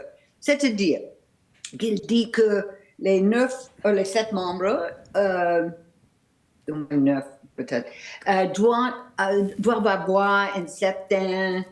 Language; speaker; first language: French; non-native, learner; English